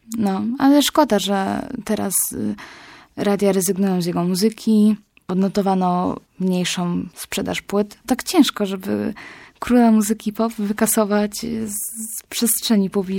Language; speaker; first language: Polish; native; Polish